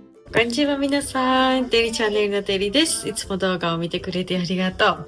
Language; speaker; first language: Japanese; non-native, learner; Georgian